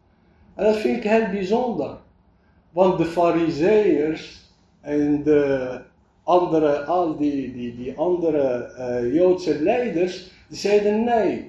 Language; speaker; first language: Dutch; non-native, fluent; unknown